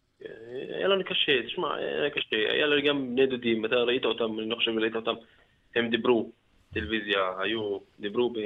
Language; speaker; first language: Hebrew; non-native, local second language; Arabic